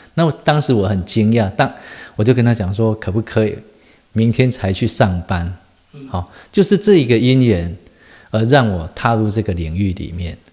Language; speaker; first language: Chinese; native; Chinese